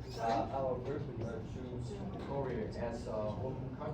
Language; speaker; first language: English; non-native, learner; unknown